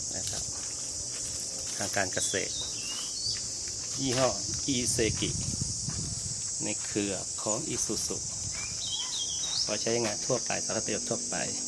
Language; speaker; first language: Thai; native; Thai